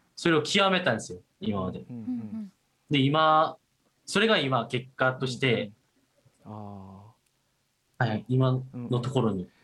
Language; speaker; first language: Japanese; non-native, fluent; Korean